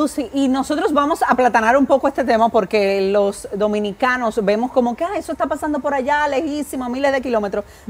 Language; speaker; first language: Spanish; native; Spanish